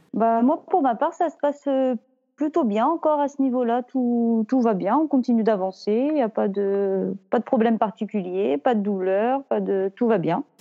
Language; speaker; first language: French; native; French